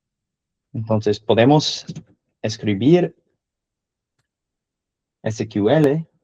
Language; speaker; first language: Spanish; non-native, learner; English